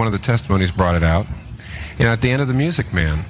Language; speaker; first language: English; native; English